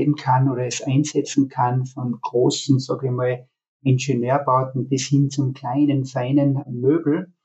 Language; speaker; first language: German; native; German